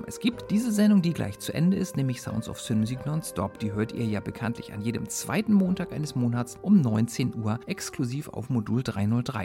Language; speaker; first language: German; native; German